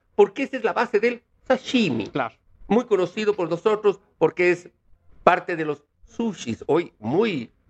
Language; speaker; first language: Spanish; native; Spanish